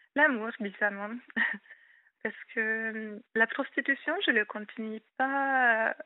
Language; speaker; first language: French; non-native, fluent; Hungarian